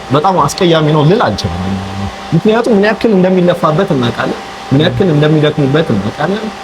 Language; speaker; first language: Amharic; native; Amharic